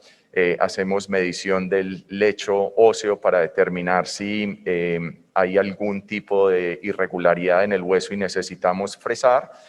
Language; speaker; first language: Spanish; native; Spanish